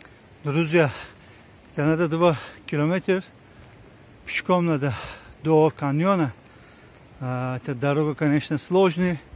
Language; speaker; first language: Russian; non-native, learner; Turkish